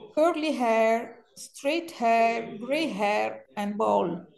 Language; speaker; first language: English; non-native, fluent; Italian